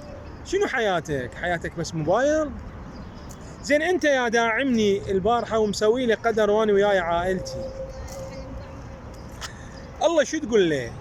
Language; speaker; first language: Arabic; native; Arabic